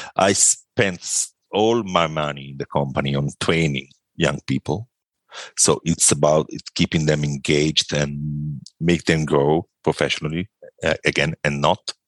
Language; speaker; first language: English; non-native, fluent; Italian